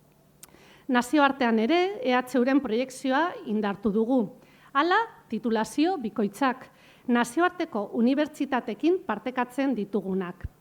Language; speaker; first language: Basque; native; Basque